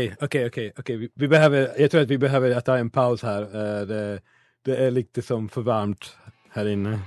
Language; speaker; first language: Swedish; non-native, learner; English